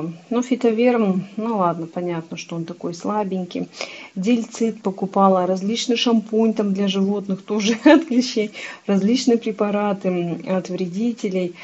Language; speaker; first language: Russian; native; Russian